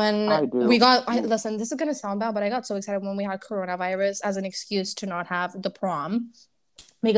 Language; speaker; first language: English; non-native, fluent; Spanish